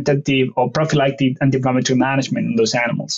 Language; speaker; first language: English; non-native, fluent; Spanish